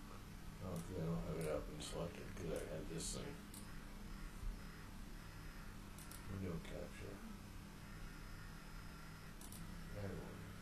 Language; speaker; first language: English; native; English